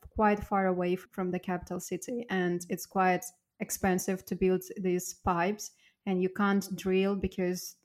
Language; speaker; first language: English; non-native, fluent; Russian